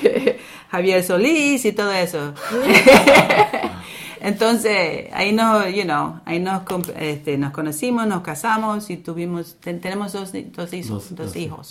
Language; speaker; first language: Spanish; early bilingual, other home language; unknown